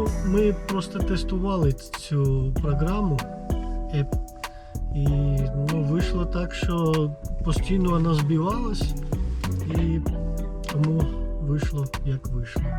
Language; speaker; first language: Ukrainian; non-native, learner; Georgian